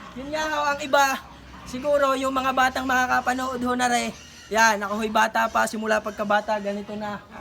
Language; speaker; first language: Filipino; native; Filipino